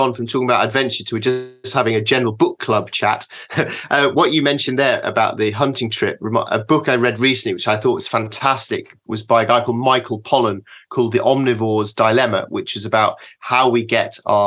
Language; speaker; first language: English; native; English